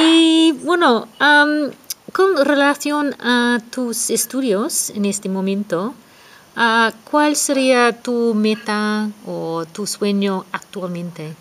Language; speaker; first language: Spanish; non-native, fluent; English